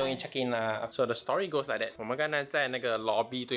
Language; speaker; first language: English; native; English